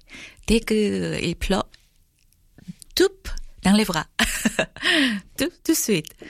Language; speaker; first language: French; non-native, fluent; Korean